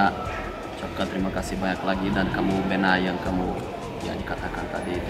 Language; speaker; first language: Indonesian; non-native, fluent; Portuguese